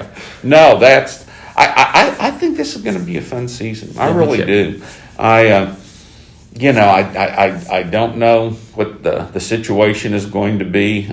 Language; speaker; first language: English; native; English